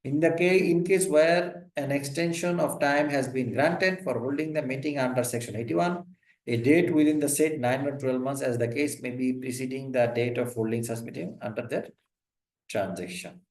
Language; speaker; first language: English; non-native, local second language; Bangla